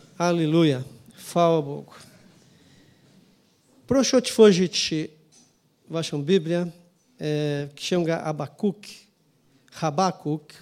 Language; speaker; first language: Polish; non-native, learner; Portuguese